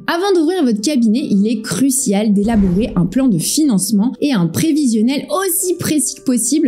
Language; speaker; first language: French; native; French